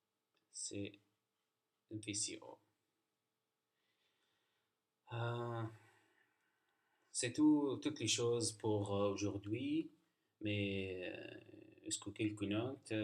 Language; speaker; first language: French; non-native, learner; Arabic